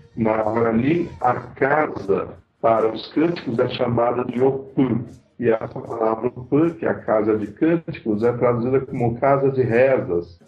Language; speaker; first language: Portuguese; native; Portuguese